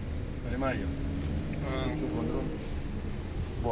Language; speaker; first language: Russian; non-native, learner; Uzbek